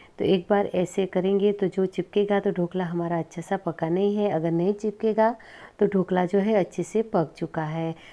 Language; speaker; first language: Hindi; non-native, local second language; Gujarati